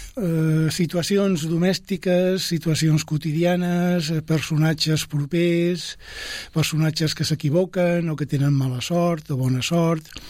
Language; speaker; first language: Catalan; non-native, local second language; Spanish